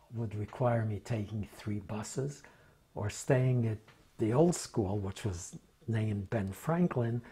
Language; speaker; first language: English; native; English